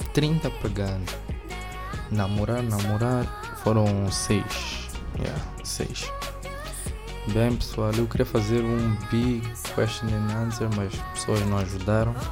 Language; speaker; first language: Portuguese; early bilingual, heritage; Portuguese